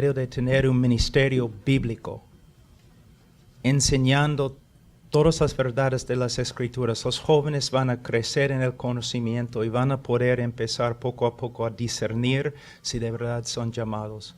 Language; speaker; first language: Spanish; non-native, fluent; English